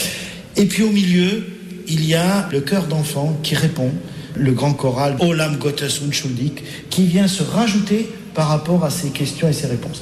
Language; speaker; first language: French; native; French